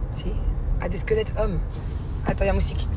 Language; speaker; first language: French; native; French